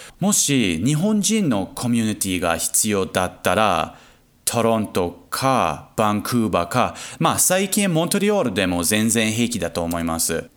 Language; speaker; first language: Japanese; non-native, learner; English